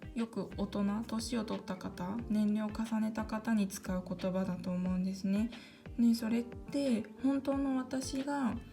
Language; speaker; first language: Japanese; early bilingual, other home language; Korean